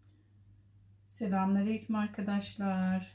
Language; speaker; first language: Turkish; native; Turkish